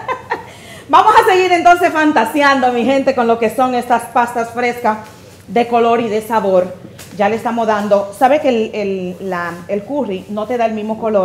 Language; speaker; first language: Spanish; native; Spanish